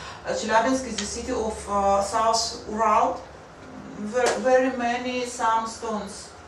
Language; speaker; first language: English; non-native, learner; Russian